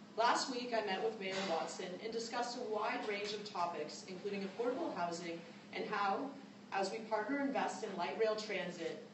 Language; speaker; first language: English; native; English